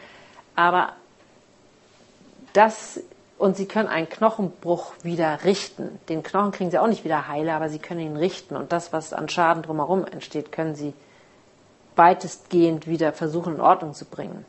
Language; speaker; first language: German; native; German